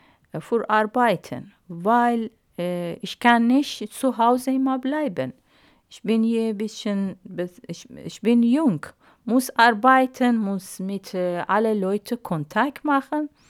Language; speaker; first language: German; non-native, learner; Arabic